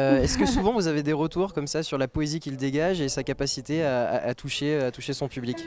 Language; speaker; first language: French; native; French